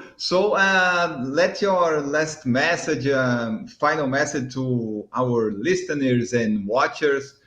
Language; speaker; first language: English; non-native, learner; Portuguese